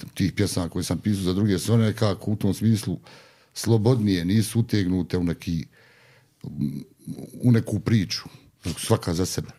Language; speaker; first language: Croatian; native; Croatian